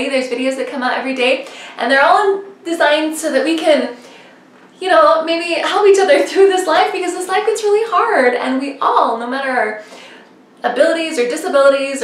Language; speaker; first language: English; native; English